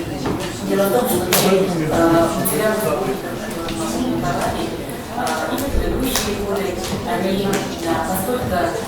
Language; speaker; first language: Russian; native; Russian